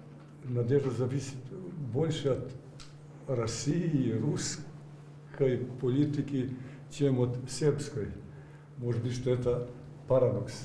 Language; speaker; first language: Russian; non-native, learner; Serbian